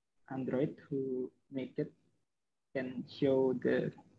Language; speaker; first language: English; non-native, learner; Indonesian